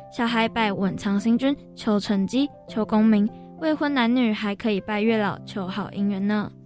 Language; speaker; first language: Chinese; native; Chinese